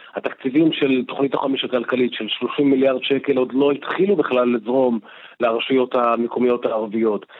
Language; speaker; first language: Hebrew; non-native, local second language; Arabic